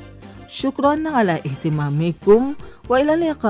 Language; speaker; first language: Arabic; non-native, fluent; Indonesian